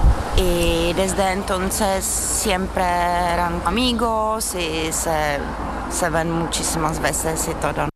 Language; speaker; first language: Spanish; non-native, learner; Czech